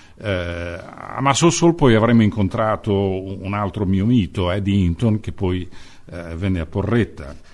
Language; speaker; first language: Italian; native; Italian